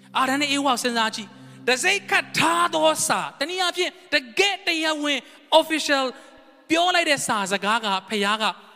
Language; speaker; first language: Burmese; non-native, local second language; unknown